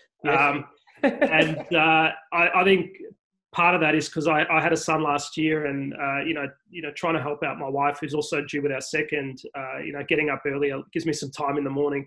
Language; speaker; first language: English; native; English